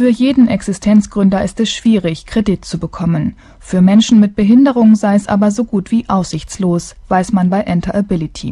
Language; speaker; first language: German; native; German